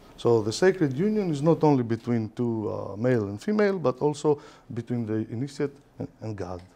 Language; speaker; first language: English; non-native, fluent; Greek